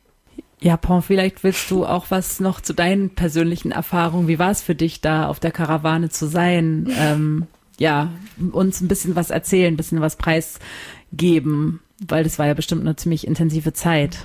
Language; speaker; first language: German; native; German